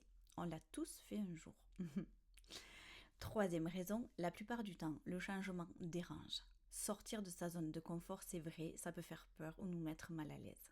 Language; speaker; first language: French; native; French